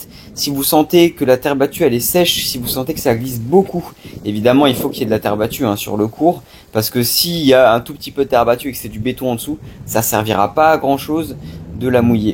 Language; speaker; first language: French; native; French